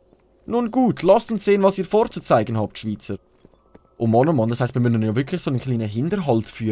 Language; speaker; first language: German; native; German